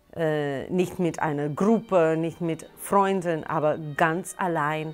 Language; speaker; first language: German; non-native, fluent; Russian